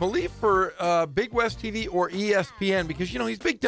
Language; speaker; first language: English; native; English